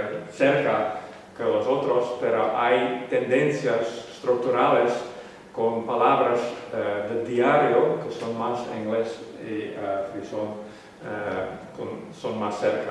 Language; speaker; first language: Spanish; non-native, learner; Western Frisian